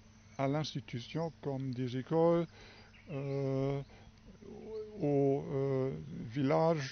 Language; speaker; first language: French; non-native, fluent; German